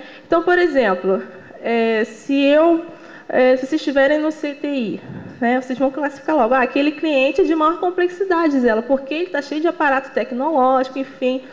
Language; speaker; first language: Portuguese; native; Portuguese